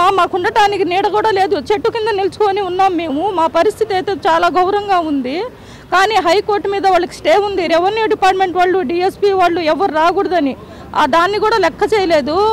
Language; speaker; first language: Telugu; non-native, local second language; Urdu